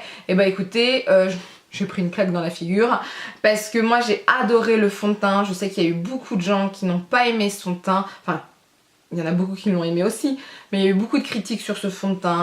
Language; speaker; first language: French; native; French